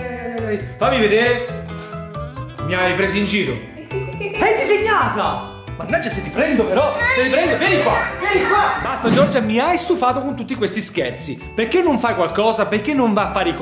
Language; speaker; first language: Italian; native; Italian